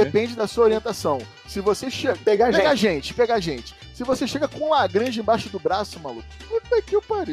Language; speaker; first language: Portuguese; native; Portuguese